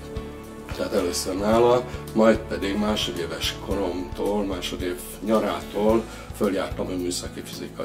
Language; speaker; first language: Hungarian; native; Hungarian